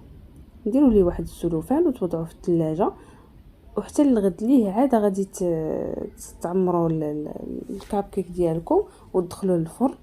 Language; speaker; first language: Arabic; native; Arabic